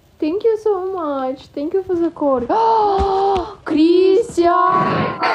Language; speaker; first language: English; non-native, learner; Russian